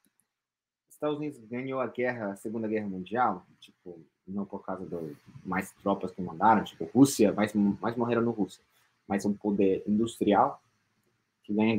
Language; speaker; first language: Portuguese; non-native, fluent; English